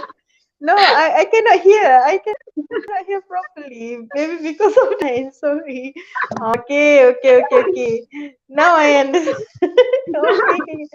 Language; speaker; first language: English; non-native, fluent; Malay